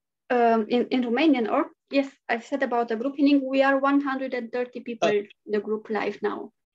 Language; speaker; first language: English; non-native, fluent; Romanian